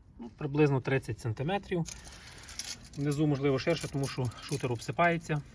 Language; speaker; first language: Ukrainian; native; Ukrainian